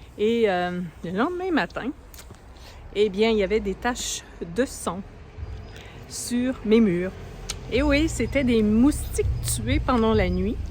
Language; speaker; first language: French; native; French